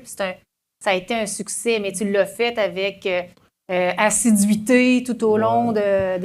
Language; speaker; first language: French; native; French